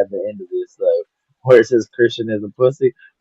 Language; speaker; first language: English; native; English